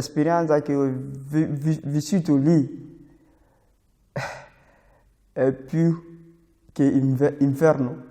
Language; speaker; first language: Italian; non-native, learner; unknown